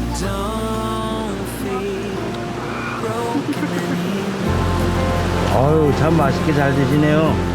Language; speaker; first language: Korean; native; Korean